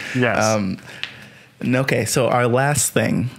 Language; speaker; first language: English; native; English